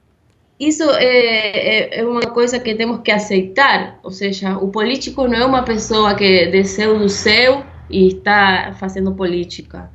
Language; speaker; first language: Portuguese; non-native, fluent; Spanish